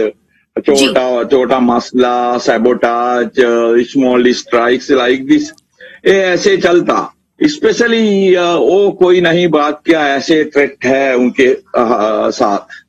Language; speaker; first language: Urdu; non-native, learner; Sinhala